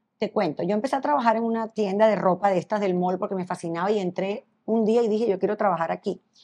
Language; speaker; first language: Spanish; native; Spanish